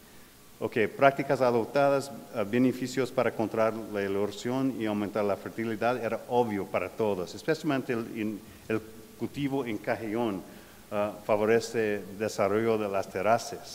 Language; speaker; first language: Spanish; non-native, fluent; English